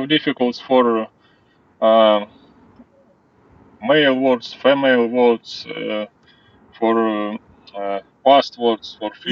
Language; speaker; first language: English; non-native, learner; Ukrainian